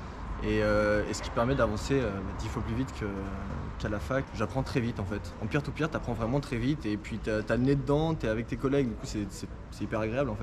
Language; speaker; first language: French; native; French